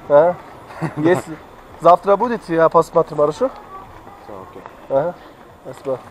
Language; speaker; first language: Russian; non-native, learner; Turkish